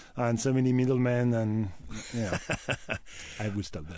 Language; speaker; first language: English; non-native, fluent; French